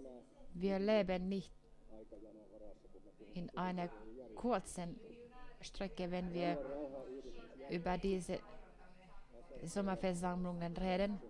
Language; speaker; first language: German; non-native, fluent; Finnish